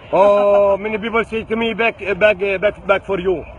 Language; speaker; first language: English; non-native, learner; Arabic